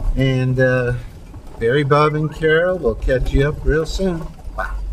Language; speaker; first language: English; native; English